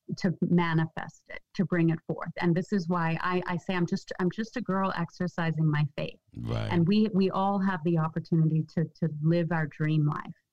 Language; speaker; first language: English; native; English